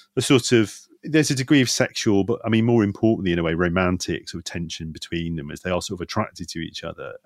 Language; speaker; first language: English; native; English